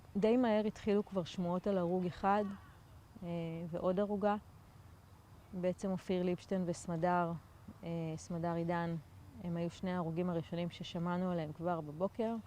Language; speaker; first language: Hebrew; native; Hebrew